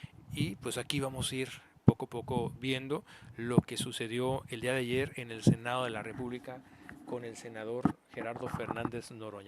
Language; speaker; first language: Spanish; native; Spanish